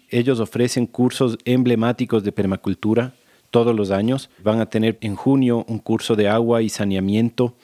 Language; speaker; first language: Spanish; native; Spanish